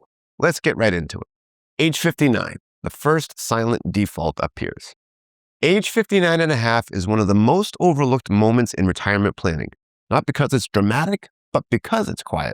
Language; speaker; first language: English; native; English